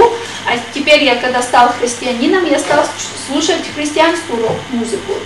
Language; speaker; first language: Russian; native; Russian